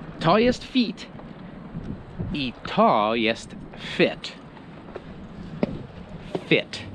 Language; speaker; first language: Polish; non-native, fluent; English